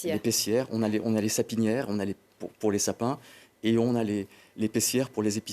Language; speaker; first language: French; native; French